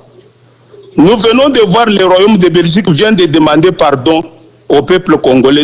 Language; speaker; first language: French; non-native, local second language; Lingala